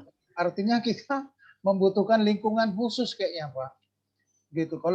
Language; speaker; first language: Indonesian; native; Indonesian